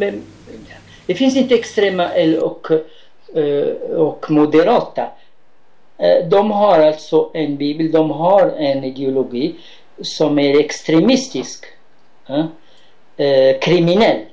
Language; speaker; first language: Swedish; non-native, fluent; Arabic